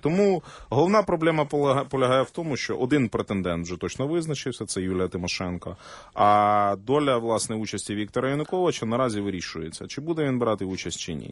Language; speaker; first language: Ukrainian; native; Ukrainian